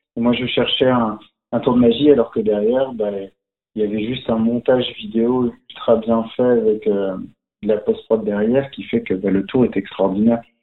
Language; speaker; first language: French; native; French